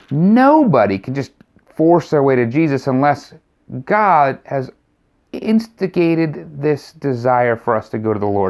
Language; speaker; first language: English; native; English